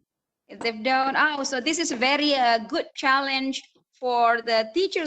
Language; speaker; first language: English; non-native, fluent; Indonesian